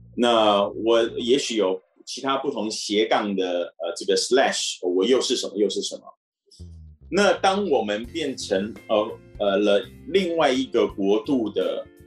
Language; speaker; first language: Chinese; native; Chinese